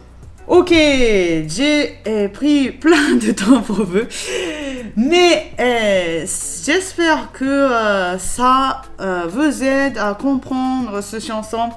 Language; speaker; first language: French; non-native, learner; Japanese